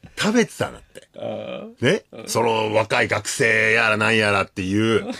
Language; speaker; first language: Japanese; native; Japanese